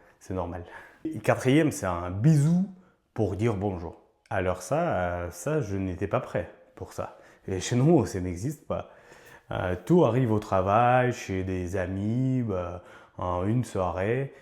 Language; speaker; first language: French; non-native, learner; Ukrainian